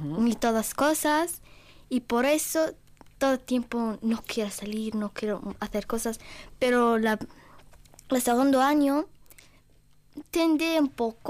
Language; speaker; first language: Spanish; non-native, learner; Ukrainian